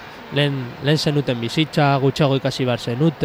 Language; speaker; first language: Basque; native; Basque